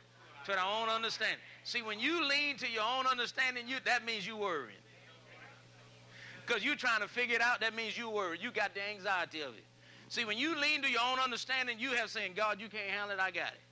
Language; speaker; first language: English; native; English